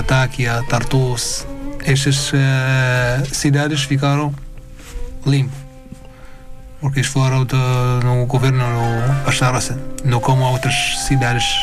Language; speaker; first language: Portuguese; non-native, learner; Arabic